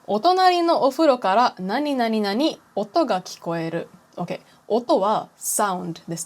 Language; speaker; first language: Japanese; non-native, fluent; English